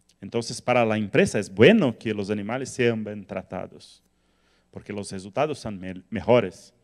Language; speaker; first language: Spanish; non-native, learner; Portuguese